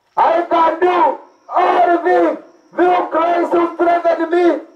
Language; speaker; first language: English; non-native, local second language; Swahili